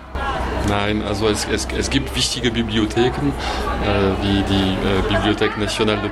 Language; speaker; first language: German; non-native, fluent; French